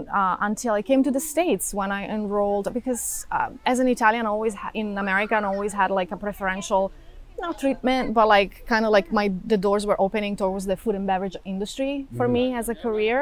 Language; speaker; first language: English; non-native, fluent; Italian